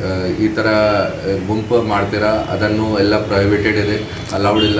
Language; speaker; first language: Kannada; non-native, fluent; Hindi